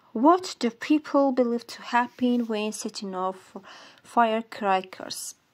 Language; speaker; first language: English; non-native, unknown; Azerbaijani